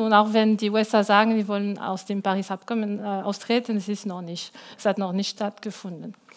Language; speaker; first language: German; non-native, local second language; French